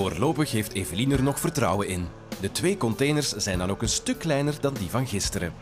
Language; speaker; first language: Dutch; native; Dutch